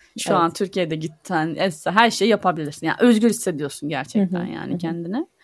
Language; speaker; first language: Turkish; native; Turkish